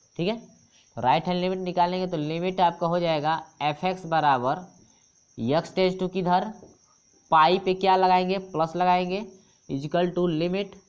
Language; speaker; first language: Hindi; native; Hindi